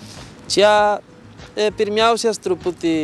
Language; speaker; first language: Lithuanian; non-native, learner; Spanish